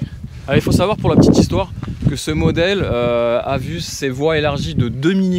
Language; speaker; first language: French; native; French